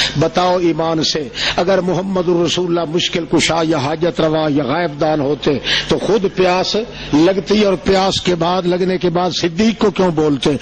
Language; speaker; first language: Urdu; non-native, local second language; Saraiki